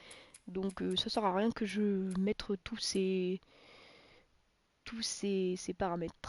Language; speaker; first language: French; native; French